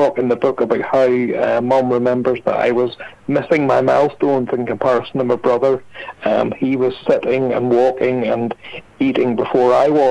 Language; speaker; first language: English; native; English